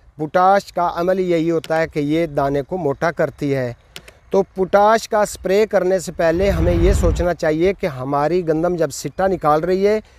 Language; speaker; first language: Urdu; non-native, local second language; Punjabi